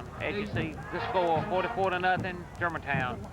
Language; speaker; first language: English; native; English